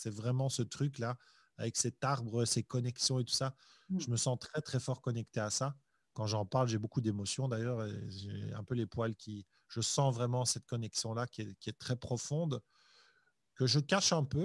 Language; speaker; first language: French; native; French